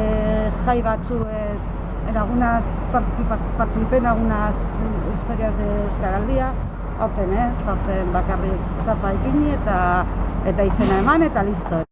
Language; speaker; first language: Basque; non-native, local second language; Spanish